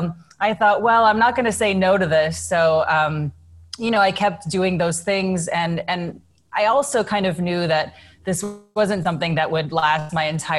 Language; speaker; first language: English; native; English